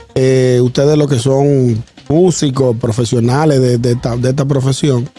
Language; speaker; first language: Spanish; native; Spanish